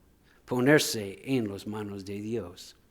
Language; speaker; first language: Spanish; non-native, fluent; English